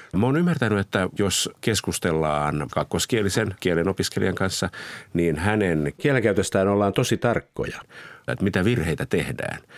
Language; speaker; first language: Finnish; native; Finnish